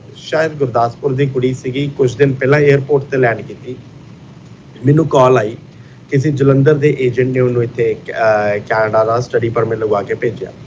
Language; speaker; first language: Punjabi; early bilingual, heritage; Punjabi